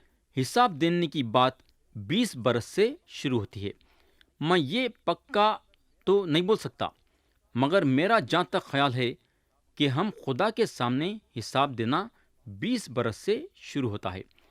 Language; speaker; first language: Urdu; native; Urdu